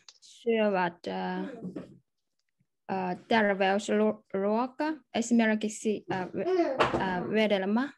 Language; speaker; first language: Finnish; non-native, learner; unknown